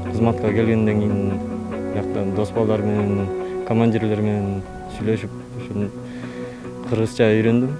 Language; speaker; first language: Kyrgyz; non-native, local second language; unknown